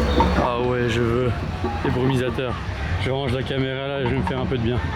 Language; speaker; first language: French; native; French